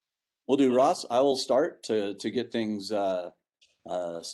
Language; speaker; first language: English; native; English